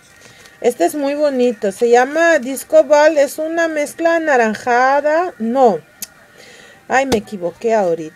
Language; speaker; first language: Spanish; early bilingual, heritage; Spanish